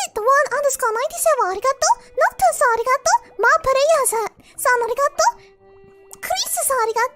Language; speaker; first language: Japanese; non-native, learner; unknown